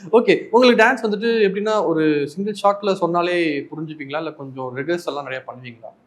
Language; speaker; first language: Tamil; native; Tamil